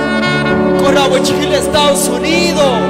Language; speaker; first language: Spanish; non-native, local second language; Kʼicheʼ